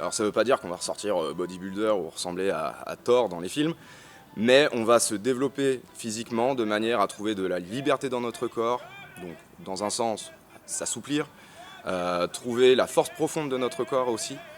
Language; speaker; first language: French; native; French